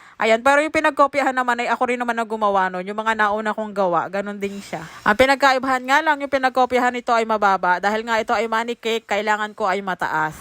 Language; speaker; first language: Filipino; native; Filipino